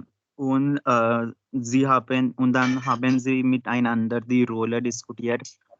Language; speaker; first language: German; non-native, learner; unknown